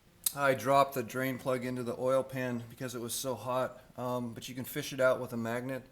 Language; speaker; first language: English; native; English